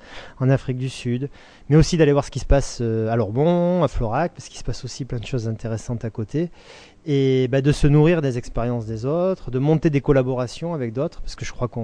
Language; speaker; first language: French; native; French